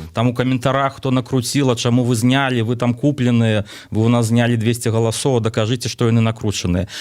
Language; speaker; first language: Belarusian; non-native, local second language; Russian